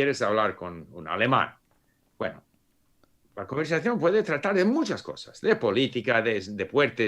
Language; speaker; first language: Spanish; non-native, fluent; English